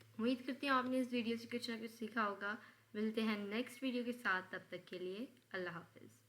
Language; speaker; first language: Urdu; native; Urdu